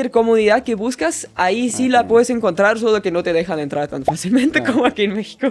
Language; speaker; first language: Spanish; non-native, fluent; German